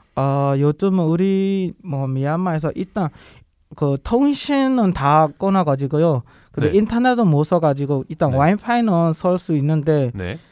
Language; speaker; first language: Korean; non-native, learner; Burmese